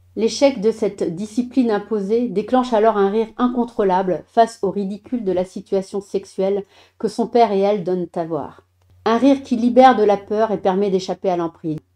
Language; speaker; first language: French; native; French